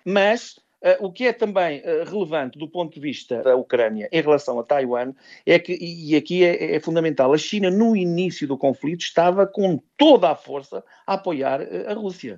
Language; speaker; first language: Portuguese; native; Portuguese